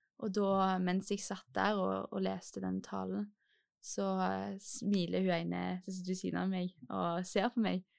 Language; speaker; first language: Norwegian; native; Norwegian